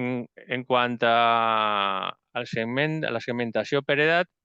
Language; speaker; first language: Catalan; non-native, local second language; Spanish